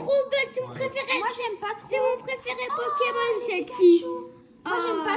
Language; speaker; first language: French; native; French